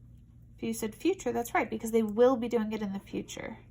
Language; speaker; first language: English; native; English